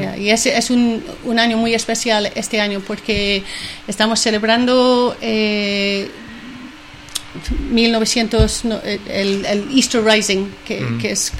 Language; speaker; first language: Spanish; non-native, fluent; English